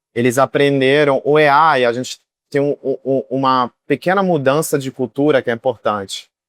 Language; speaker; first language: Portuguese; non-native, fluent; Italian